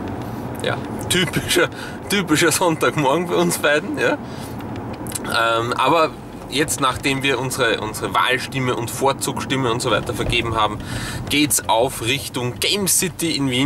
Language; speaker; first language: German; native; German